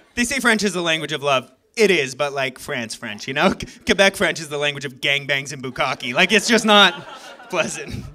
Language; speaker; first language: English; native; English